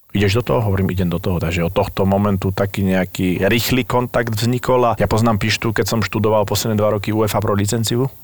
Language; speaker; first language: Slovak; native; Slovak